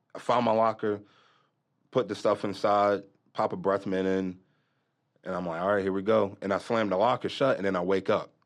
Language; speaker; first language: English; native; English